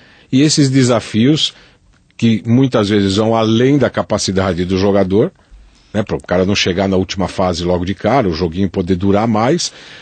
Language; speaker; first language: Portuguese; native; Portuguese